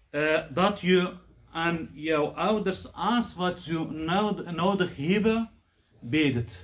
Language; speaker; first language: Dutch; non-native, fluent; Arabic